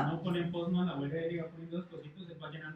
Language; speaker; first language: Spanish; native; Spanish